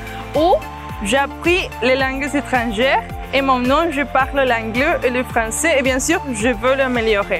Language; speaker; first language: French; non-native, fluent; Spanish